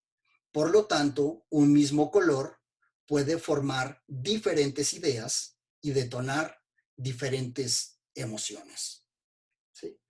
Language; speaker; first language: Spanish; native; Spanish